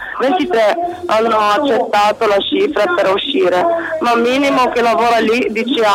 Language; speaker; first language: Italian; non-native, learner; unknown